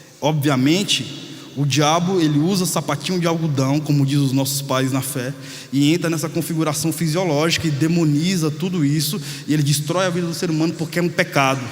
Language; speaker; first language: Portuguese; native; Portuguese